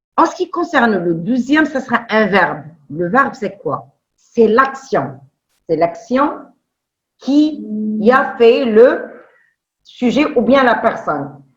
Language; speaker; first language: French; non-native, local second language; Arabic